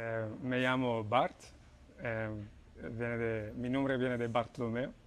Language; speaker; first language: Spanish; non-native, fluent; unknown